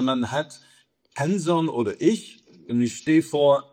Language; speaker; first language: German; non-native, fluent; English